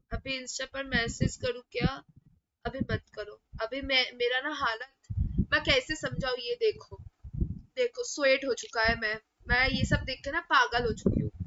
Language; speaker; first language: Hindi; non-native, local second language; Bangla